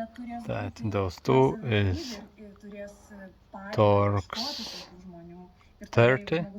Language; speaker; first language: English; non-native, learner; Lithuanian